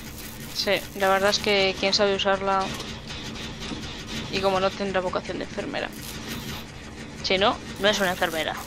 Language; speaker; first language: Spanish; native; Spanish